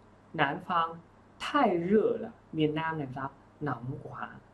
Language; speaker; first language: Chinese; non-native, fluent; Vietnamese